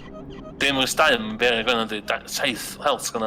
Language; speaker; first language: Welsh; native; Welsh